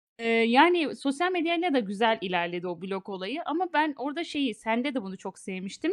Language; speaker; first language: Turkish; native; Turkish